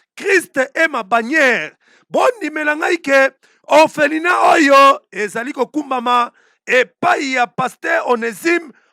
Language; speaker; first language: Lingala; native; Lingala